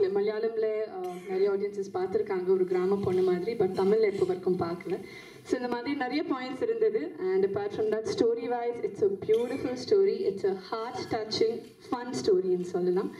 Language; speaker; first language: Tamil; non-native, fluent; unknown